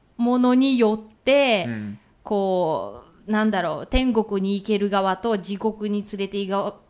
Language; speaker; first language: Japanese; early bilingual, other home language; Russian